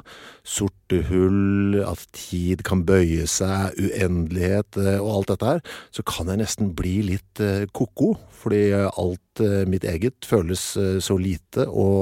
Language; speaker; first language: Norwegian; native; Norwegian